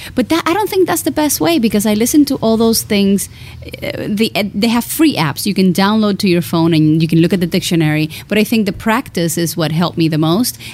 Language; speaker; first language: English; early bilingual, other home language; Spanish